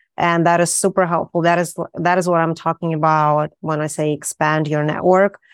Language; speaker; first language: English; non-native, fluent; Russian